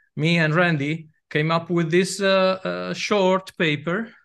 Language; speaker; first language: English; non-native, fluent; Italian